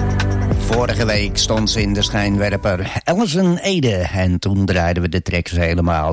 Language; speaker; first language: Dutch; native; Dutch